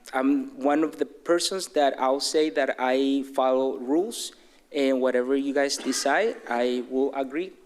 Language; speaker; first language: English; non-native, fluent; Spanish